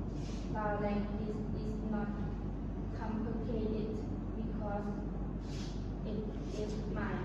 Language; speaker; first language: English; non-native, learner; Lao